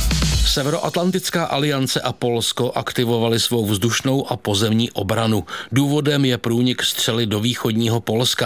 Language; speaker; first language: Czech; native; Czech